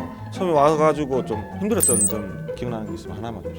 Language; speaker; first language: Korean; native; Korean